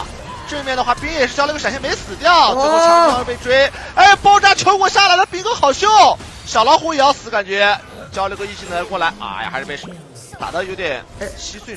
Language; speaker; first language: Chinese; native; Chinese